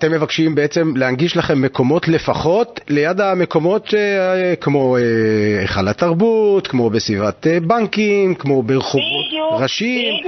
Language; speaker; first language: Hebrew; native; Hebrew